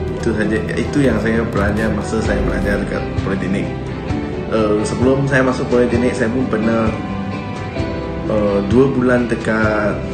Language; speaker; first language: Malay; non-native, local second language; Chinese